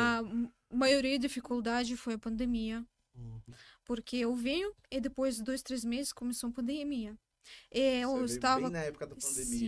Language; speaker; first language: Portuguese; non-native, learner; Russian